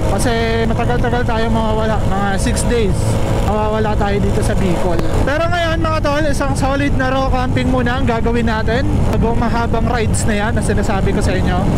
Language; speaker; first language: Filipino; non-native, local second language; Bikol